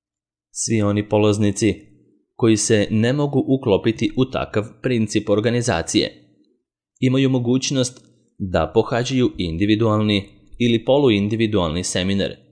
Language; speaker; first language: Serbian; native; Serbian